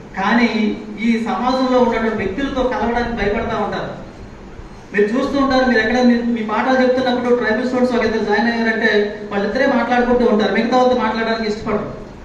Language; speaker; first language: Telugu; non-native, local second language; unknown